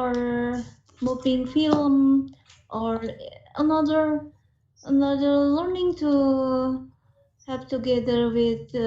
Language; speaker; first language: English; non-native, learner; Indonesian